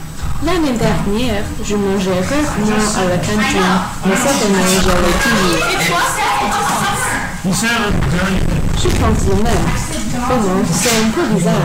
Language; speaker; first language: French; non-native, learner; English